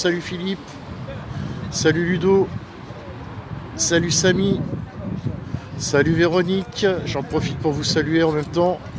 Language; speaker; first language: French; native; French